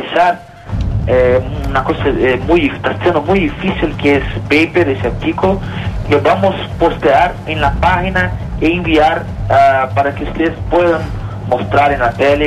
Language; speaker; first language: Spanish; non-native, learner; Portuguese